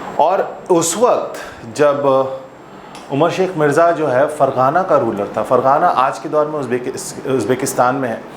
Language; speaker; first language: Hindi; native; Hindi